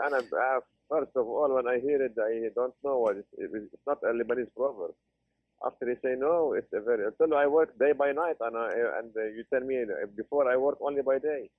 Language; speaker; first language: English; non-native, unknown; Arabic